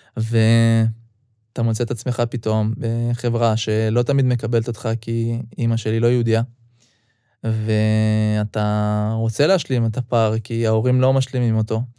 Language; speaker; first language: Hebrew; early bilingual, other home language; Russian